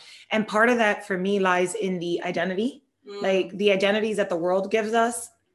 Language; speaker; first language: English; non-native, fluent; Spanish